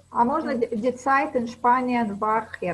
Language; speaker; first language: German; non-native, learner; Russian